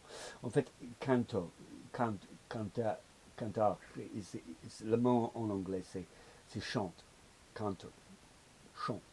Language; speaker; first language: French; non-native, learner; English